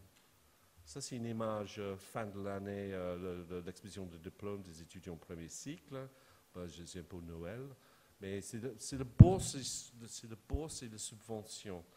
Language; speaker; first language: French; non-native, fluent; English